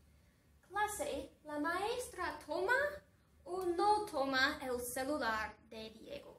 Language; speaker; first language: Spanish; non-native, fluent; English